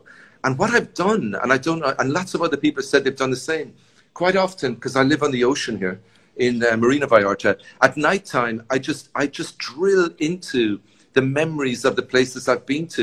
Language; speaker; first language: English; native; English